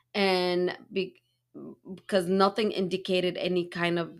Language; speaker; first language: English; early bilingual, other home language; Arabic